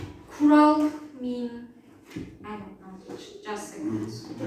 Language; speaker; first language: English; non-native, learner; Turkish